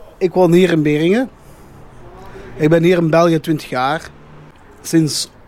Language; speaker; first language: Dutch; non-native, learner; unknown